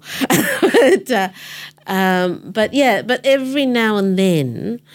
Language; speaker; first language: English; native; English